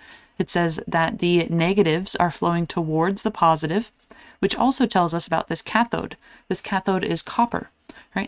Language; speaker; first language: English; native; English